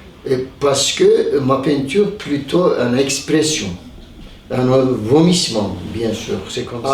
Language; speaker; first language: French; non-native, learner; Turkish